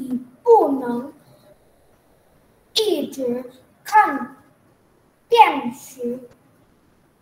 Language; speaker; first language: Chinese; non-native, learner; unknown